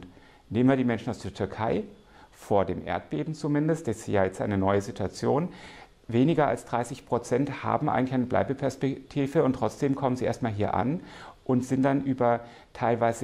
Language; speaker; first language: German; native; German